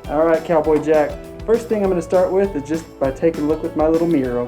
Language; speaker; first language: English; native; English